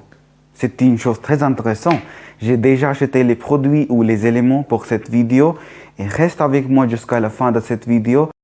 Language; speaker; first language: French; non-native, learner; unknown